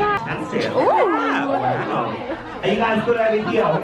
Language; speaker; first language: English; native; English